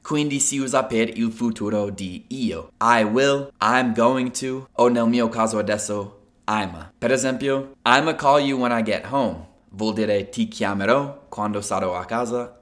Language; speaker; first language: Italian; non-native, fluent; English